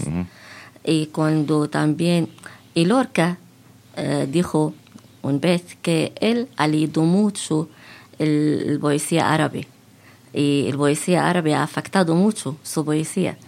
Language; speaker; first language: Spanish; non-native, fluent; Arabic